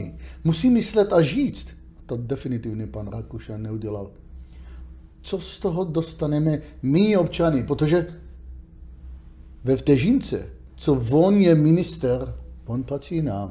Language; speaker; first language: Czech; non-native, learner; Hebrew